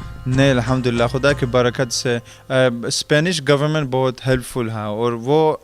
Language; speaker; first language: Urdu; early bilingual, heritage; Urdu